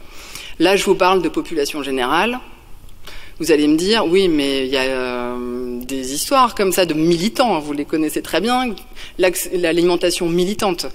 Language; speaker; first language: French; native; French